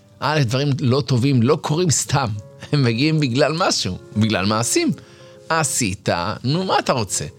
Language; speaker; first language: Hebrew; native; Hebrew